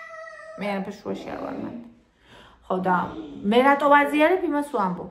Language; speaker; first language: Georgian; native; Georgian